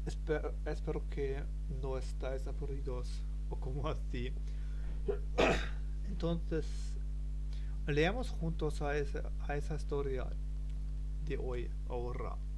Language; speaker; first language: Spanish; non-native, learner; German